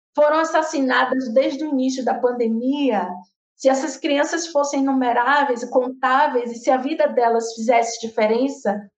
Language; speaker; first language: Portuguese; native; Portuguese